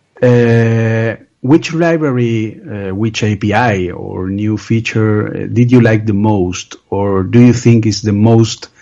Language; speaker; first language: English; non-native, learner; Spanish